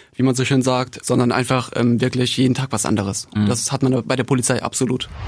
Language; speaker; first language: German; early bilingual, other home language; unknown